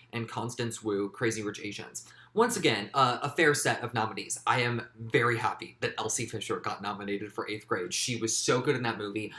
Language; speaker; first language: English; native; English